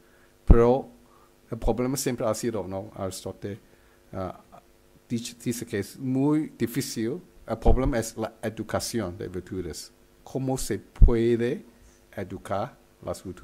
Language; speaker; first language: Spanish; non-native, fluent; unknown